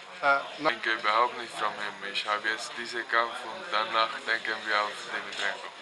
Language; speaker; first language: German; non-native, learner; Finnish